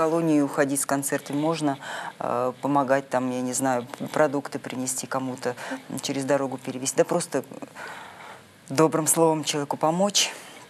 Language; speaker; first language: Russian; native; Russian